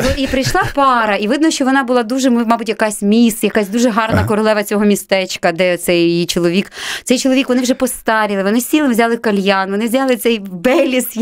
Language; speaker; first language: Ukrainian; non-native, local second language; Russian